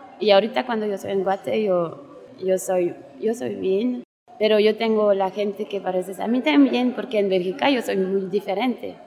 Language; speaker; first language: Spanish; non-native, learner; French